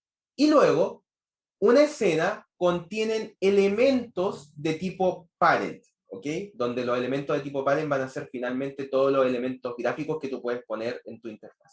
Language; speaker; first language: Spanish; native; Spanish